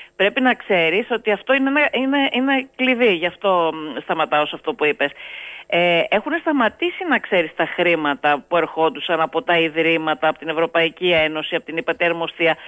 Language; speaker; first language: Greek; native; Greek